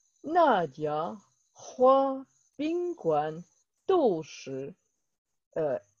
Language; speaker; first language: Chinese; non-native, learner; French